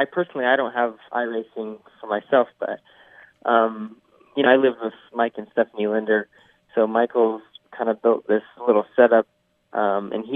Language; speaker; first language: English; native; English